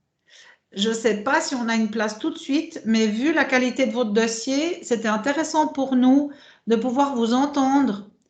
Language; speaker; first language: French; native; French